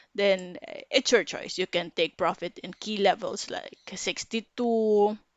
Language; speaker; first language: English; non-native, local second language; Filipino